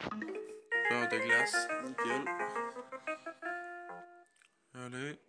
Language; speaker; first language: French; native; French